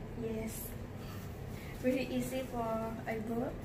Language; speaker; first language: English; non-native, learner; Thai